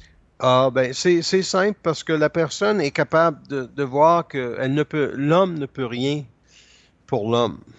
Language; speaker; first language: French; native; French